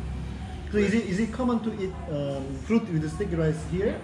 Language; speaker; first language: English; non-native, learner; Korean